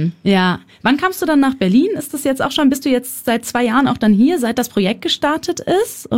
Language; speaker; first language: German; native; German